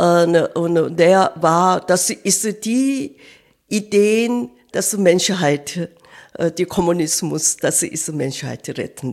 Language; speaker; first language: German; non-native, fluent; Korean